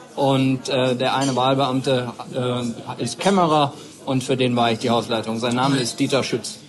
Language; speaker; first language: German; native; German